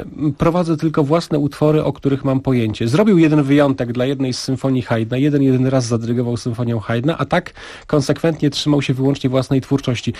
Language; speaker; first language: Polish; native; Polish